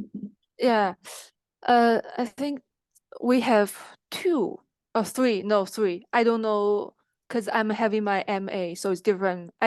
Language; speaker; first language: English; non-native, fluent; Chinese